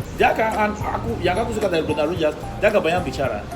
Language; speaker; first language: Indonesian; non-native, fluent; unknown